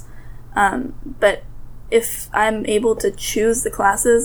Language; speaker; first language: English; early bilingual, other home language; Russian